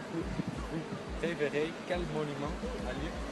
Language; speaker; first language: French; non-native, learner; Dutch